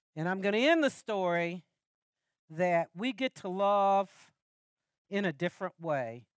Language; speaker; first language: English; native; English